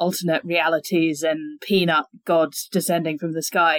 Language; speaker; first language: English; native; English